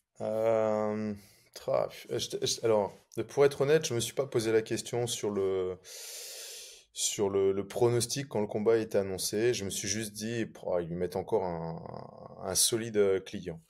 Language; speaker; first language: French; native; French